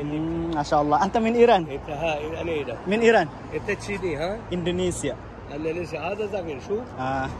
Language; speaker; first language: Arabic; non-native, learner; Indonesian